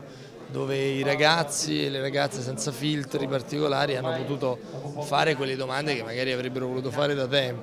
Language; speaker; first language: Italian; native; Italian